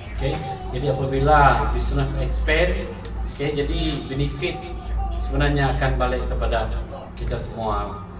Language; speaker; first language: Malay; native; Malay